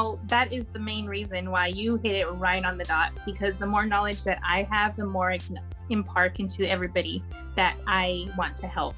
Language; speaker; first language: English; native; English